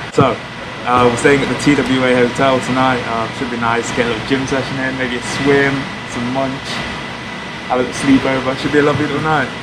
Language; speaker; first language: English; native; English